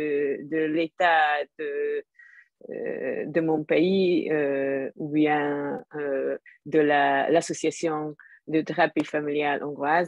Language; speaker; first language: French; non-native, fluent; Hungarian